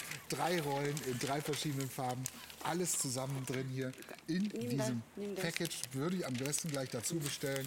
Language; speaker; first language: German; native; German